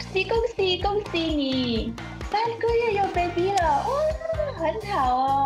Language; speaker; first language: Chinese; non-native, learner; English